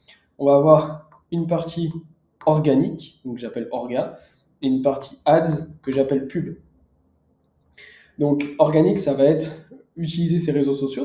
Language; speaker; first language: French; native; French